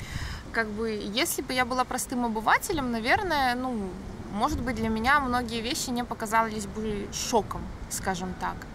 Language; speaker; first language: Russian; native; Russian